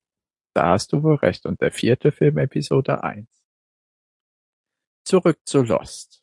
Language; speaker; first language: German; native; German